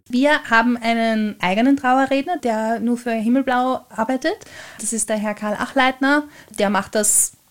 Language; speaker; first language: German; native; German